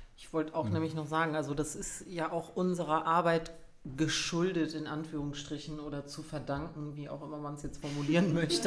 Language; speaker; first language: German; native; German